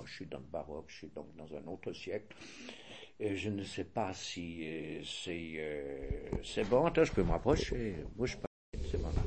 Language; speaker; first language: French; native; French